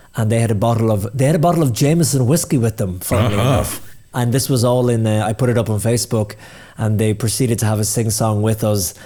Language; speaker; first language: English; native; English